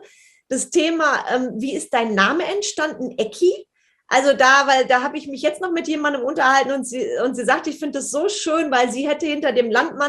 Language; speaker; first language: German; native; German